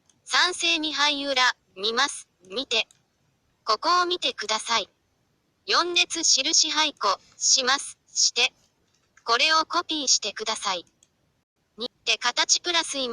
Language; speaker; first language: Japanese; non-native, fluent; Chinese